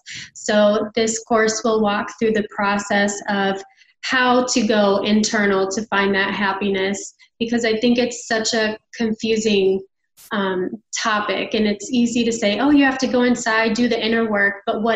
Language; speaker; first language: English; native; English